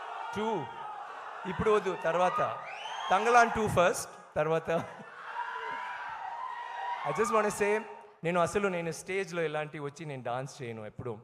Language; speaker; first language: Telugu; non-native, learner; Tamil